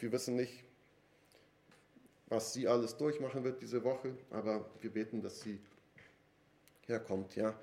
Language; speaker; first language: German; non-native, fluent; Portuguese